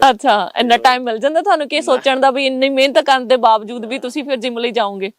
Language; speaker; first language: Punjabi; native; Punjabi